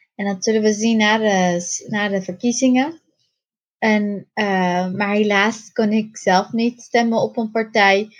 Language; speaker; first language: Dutch; early bilingual, other home language; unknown